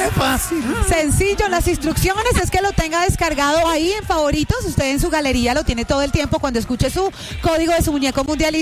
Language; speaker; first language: Spanish; native; Spanish